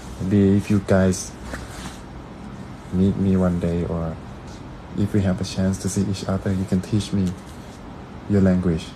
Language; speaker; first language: English; non-native, learner; Thai